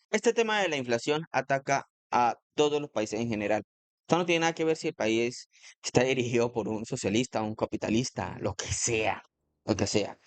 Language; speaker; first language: Spanish; native; Spanish